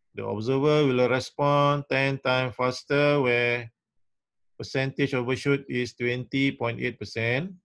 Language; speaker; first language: English; non-native, local second language; Malay